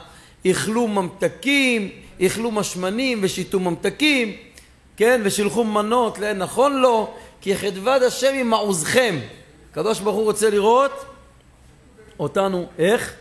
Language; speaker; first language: Hebrew; native; Hebrew